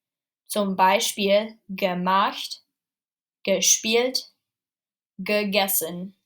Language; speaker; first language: German; non-native, fluent; English